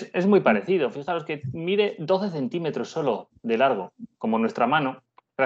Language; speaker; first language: Spanish; native; Spanish